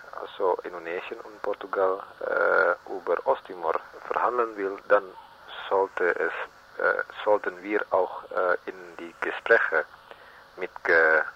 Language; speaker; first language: German; non-native, learner; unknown